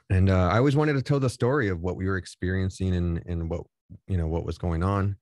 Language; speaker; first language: English; native; English